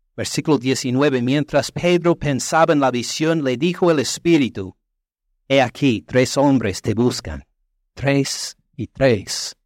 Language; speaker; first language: Spanish; non-native, fluent; English